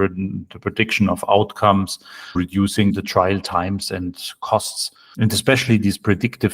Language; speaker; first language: English; non-native, fluent; German